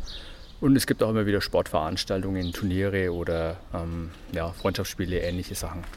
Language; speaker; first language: German; native; German